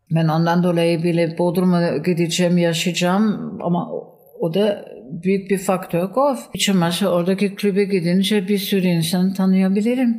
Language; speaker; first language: Turkish; non-native, fluent; German